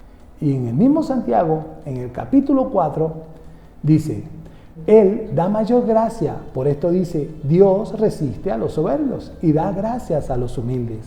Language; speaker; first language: Spanish; native; Spanish